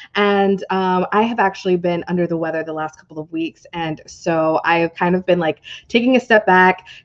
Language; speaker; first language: English; native; English